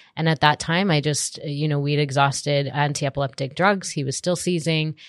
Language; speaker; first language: English; native; English